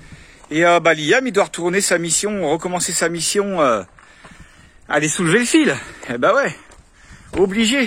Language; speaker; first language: French; native; French